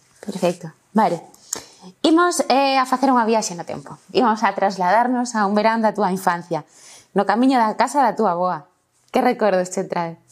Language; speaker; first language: Galician; non-native, local second language; Spanish